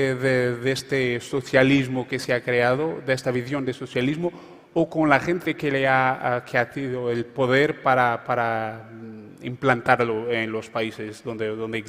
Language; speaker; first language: Spanish; non-native, fluent; Portuguese